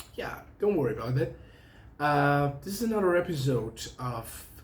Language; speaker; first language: English; non-native, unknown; Persian